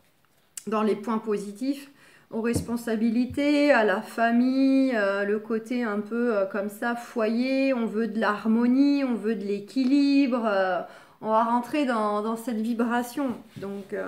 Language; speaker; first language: French; native; French